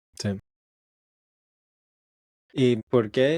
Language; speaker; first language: Spanish; non-native, learner; English